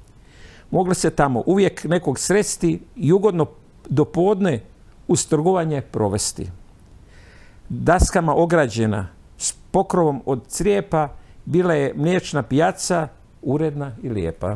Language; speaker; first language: Croatian; native; Croatian